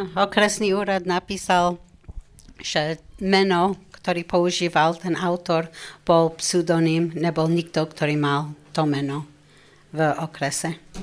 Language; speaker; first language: Slovak; non-native, fluent; English